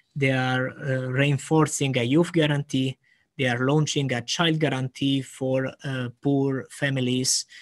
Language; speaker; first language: English; non-native, fluent; Italian